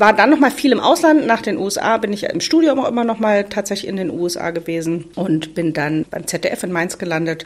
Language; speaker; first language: German; native; German